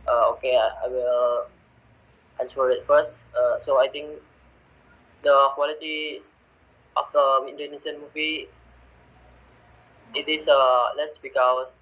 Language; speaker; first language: English; non-native, learner; Indonesian